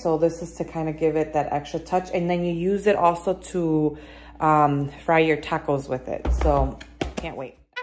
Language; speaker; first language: English; early bilingual, other home language; Spanish